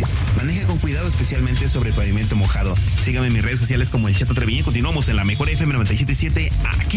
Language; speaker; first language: Spanish; native; Spanish